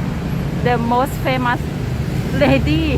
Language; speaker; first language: English; non-native, fluent; Thai